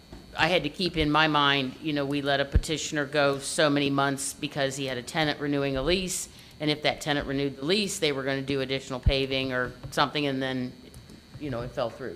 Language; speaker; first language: English; native; English